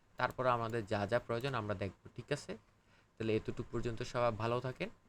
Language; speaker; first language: Bangla; native; Bangla